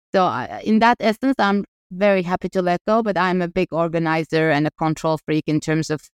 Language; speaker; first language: English; non-native, fluent; Turkish